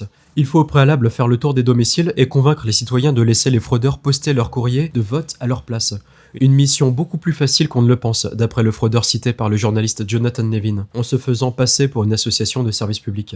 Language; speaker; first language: French; native; French